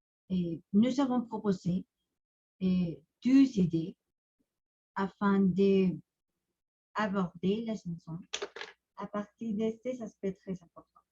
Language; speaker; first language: French; non-native, learner; Spanish